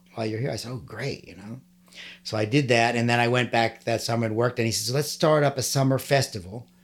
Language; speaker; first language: English; native; English